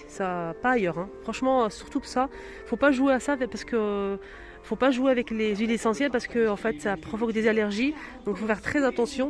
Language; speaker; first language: French; native; French